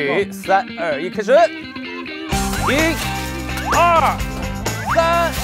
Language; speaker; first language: Chinese; native; Chinese